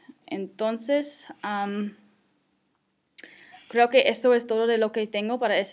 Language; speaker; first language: Spanish; non-native, fluent; English